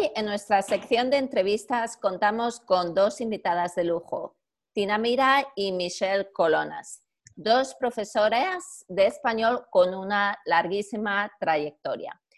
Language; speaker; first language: Spanish; native; Spanish